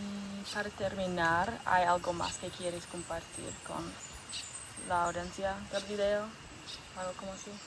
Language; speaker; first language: Spanish; non-native, learner; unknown